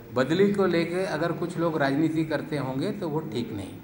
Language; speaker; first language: Hindi; non-native, local second language; Marathi